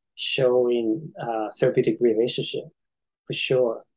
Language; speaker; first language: English; non-native, fluent; Japanese